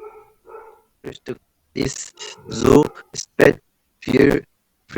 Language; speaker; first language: German; non-native, learner; Spanish